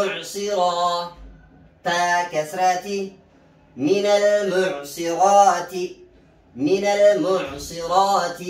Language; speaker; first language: Arabic; non-native, fluent; Oromo